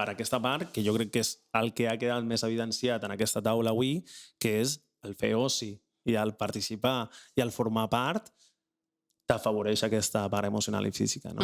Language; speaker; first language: Catalan; native; Catalan